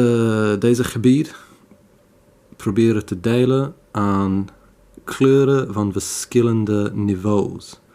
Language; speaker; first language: Dutch; non-native, fluent; English